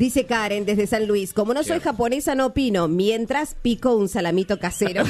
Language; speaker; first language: Spanish; native; Spanish